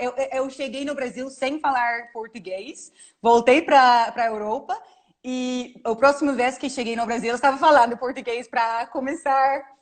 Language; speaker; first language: Portuguese; non-native, fluent; English